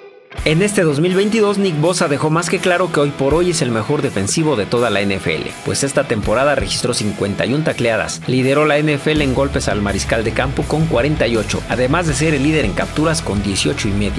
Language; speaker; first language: Spanish; native; Spanish